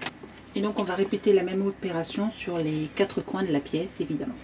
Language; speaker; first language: French; native; French